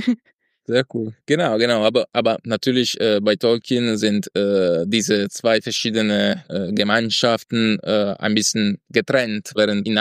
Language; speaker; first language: German; non-native, fluent; Italian